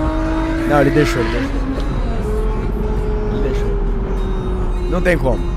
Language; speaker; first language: Portuguese; native; Portuguese